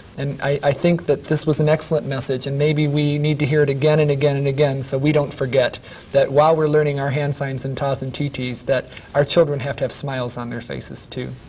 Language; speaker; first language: English; native; English